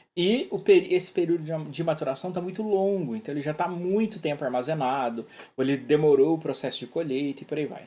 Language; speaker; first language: Portuguese; native; Portuguese